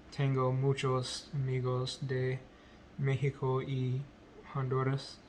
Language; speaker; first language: Spanish; non-native, learner; English